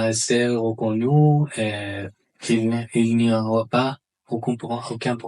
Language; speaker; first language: French; non-native, learner; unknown